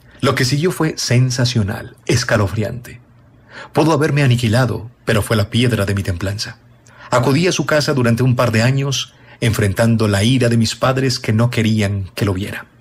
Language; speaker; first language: Spanish; native; Spanish